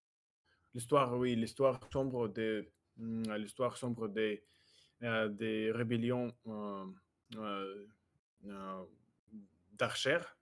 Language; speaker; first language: French; non-native, learner; Russian